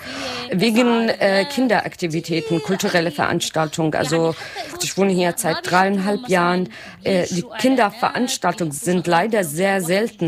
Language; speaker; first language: German; non-native, learner; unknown